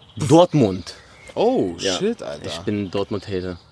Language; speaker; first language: German; non-native, fluent; Arabic